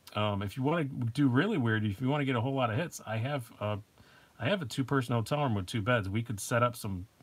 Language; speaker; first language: English; native; English